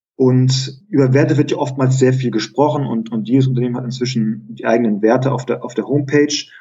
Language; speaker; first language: German; early bilingual, other home language; Greek